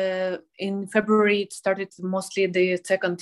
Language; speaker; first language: English; non-native, fluent; Ukrainian